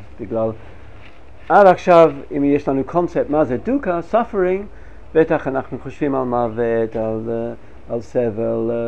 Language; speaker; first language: Hebrew; non-native, fluent; English